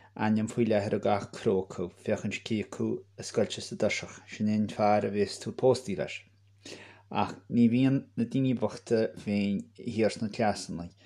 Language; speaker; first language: Irish; native; Irish